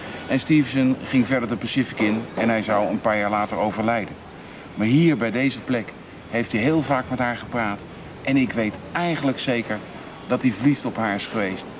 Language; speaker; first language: Dutch; native; Dutch